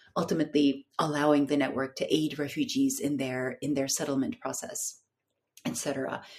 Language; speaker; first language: English; non-native, fluent; Turkish